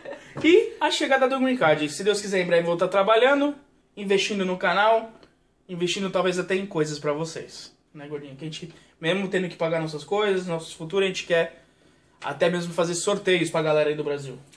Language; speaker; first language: Portuguese; native; Portuguese